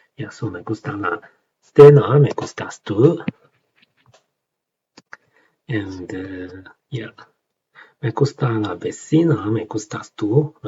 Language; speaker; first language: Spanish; non-native, learner; Chinese